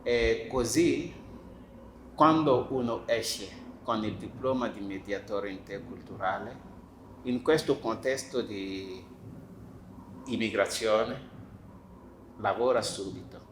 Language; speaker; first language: Italian; non-native, fluent; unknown